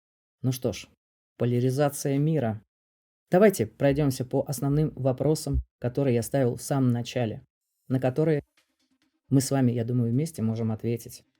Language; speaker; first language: Russian; native; Russian